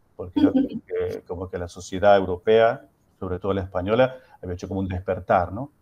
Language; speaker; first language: Spanish; native; Spanish